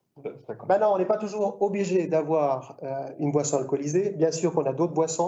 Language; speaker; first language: French; native; French